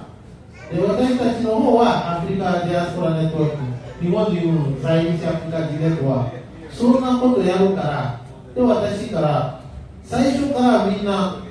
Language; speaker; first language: Japanese; non-native, learner; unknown